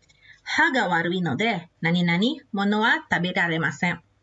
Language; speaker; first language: Japanese; non-native, fluent; Indonesian